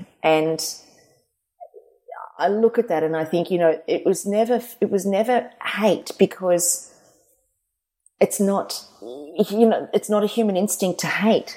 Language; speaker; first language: English; native; English